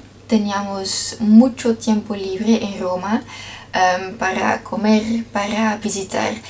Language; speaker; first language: Spanish; non-native, learner; Dutch